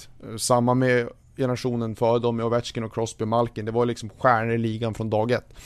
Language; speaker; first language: Swedish; native; Swedish